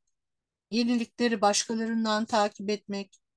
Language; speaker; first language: Turkish; native; Turkish